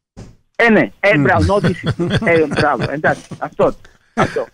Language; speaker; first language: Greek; non-native, learner; Spanish